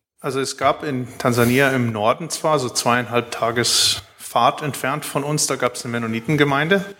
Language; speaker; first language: German; early bilingual, heritage; Plautdietsch